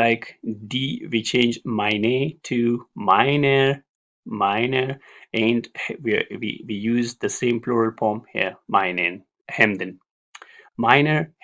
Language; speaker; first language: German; non-native, learner; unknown